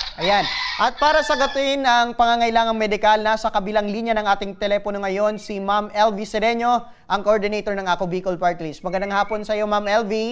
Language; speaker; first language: Filipino; non-native, local second language; Bikol